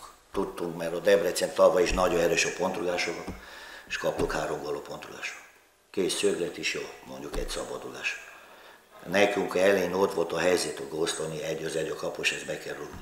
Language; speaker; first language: Hungarian; non-native, learner; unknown